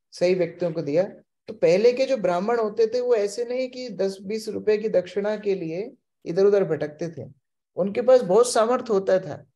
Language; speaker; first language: Hindi; native; Hindi